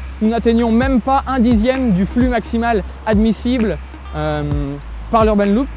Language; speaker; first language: French; native; French